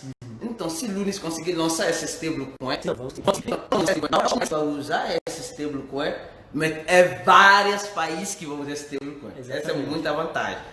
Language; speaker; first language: Portuguese; non-native, fluent; French